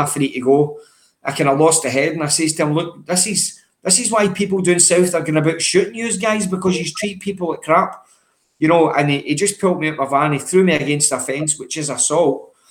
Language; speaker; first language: English; native; English